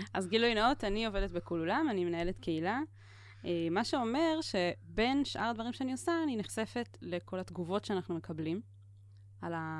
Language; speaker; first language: Hebrew; native; Hebrew